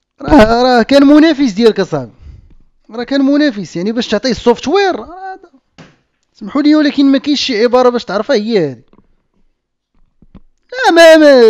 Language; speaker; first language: Arabic; native; Arabic